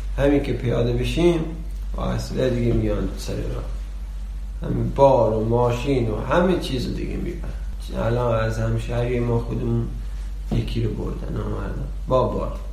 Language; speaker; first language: Persian; non-native, local second language; Baluchi